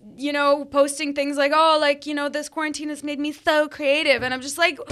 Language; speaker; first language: English; early bilingual, other home language; Arabic